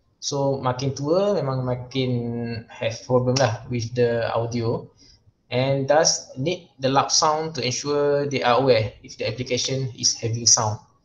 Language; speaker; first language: English; non-native, local second language; Malay